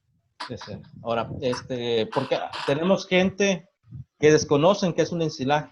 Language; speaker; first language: Spanish; native; Spanish